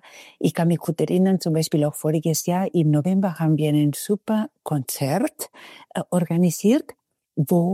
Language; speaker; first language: German; non-native, fluent; Spanish